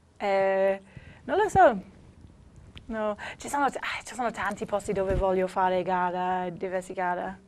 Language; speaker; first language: Italian; non-native, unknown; English